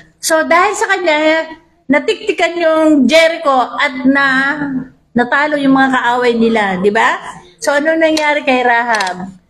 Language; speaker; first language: Filipino; native; Filipino